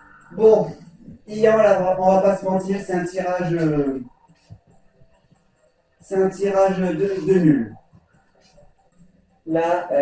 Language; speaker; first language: French; native; French